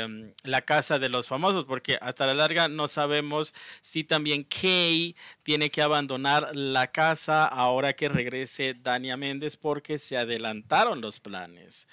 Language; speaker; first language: Spanish; native; Spanish